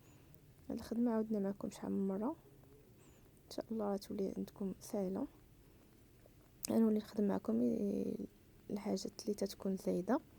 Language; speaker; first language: Arabic; native; Arabic